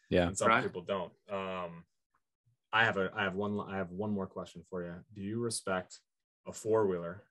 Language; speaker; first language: English; native; English